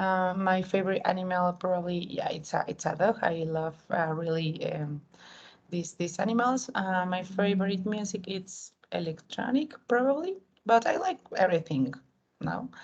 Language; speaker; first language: English; non-native, learner; Spanish